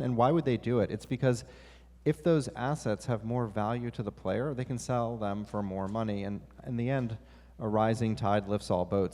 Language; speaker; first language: English; native; English